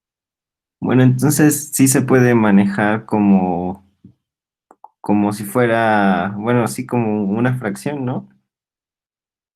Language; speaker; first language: Spanish; native; Spanish